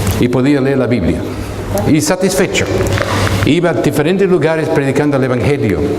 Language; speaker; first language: Spanish; non-native, fluent; English